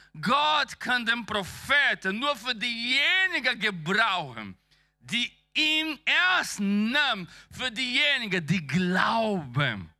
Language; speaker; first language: German; non-native, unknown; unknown